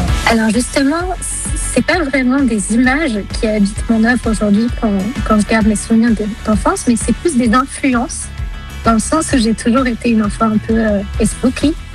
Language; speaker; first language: French; early bilingual, other home language; Spanish